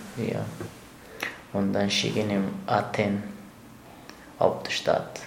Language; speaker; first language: German; non-native, learner; Persian